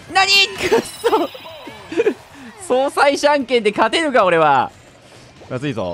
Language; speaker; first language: Japanese; native; Japanese